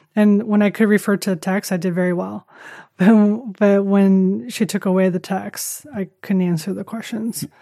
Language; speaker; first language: English; early bilingual, other home language; Chinese